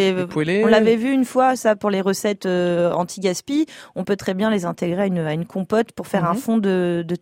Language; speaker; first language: French; native; French